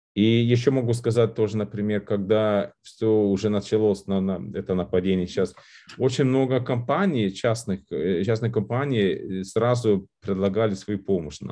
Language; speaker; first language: Russian; non-native, fluent; Lithuanian